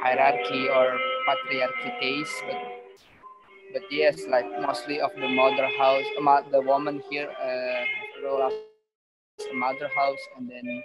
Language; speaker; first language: English; non-native, learner; Indonesian